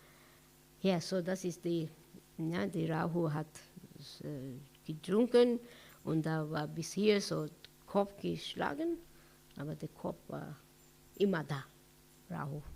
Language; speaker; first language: German; non-native, learner; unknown